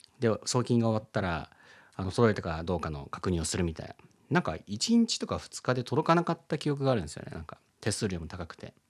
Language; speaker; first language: Japanese; native; Japanese